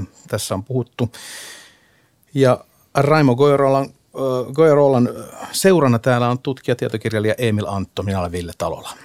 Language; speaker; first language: Finnish; native; Finnish